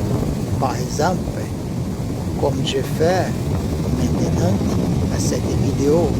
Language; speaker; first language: French; non-native, learner; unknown